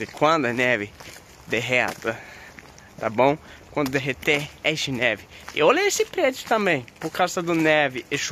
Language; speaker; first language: Portuguese; non-native, fluent; Swedish